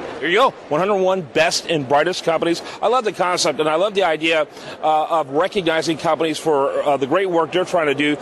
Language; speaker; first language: English; native; English